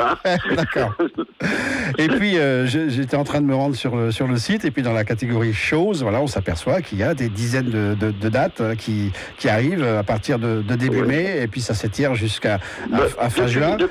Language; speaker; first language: French; native; French